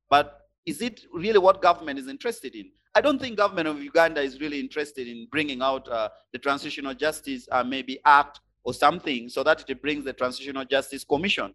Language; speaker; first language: English; non-native, local second language; Acoli